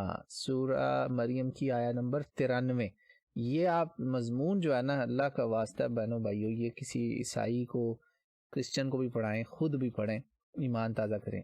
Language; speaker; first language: Urdu; native; Urdu